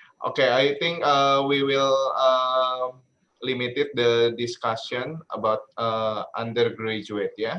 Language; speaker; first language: English; non-native, learner; Indonesian